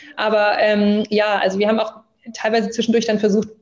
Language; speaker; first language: German; early bilingual, other home language; English